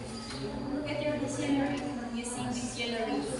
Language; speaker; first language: English; non-native, learner; Indonesian